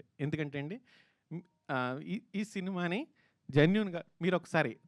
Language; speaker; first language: Telugu; native; Telugu